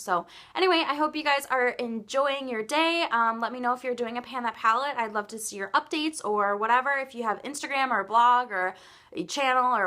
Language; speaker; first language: English; native; English